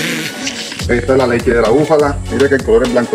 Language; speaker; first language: Spanish; native; Spanish